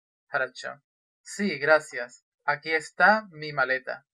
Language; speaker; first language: Spanish; non-native, fluent; Russian